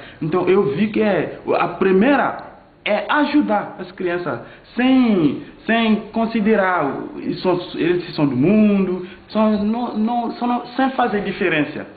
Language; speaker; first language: Portuguese; non-native, fluent; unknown